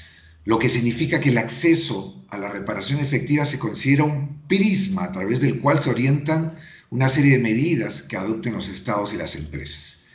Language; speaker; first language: Spanish; native; Spanish